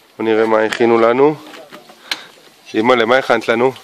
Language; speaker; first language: Hebrew; native; Hebrew